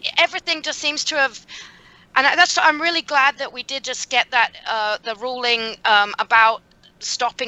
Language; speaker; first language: English; native; English